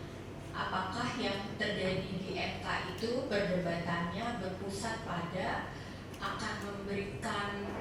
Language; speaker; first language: Indonesian; native; Indonesian